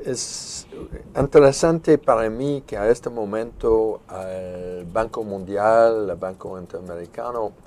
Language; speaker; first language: Spanish; non-native, fluent; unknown